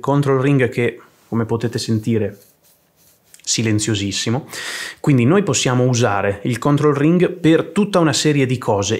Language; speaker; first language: Italian; native; Italian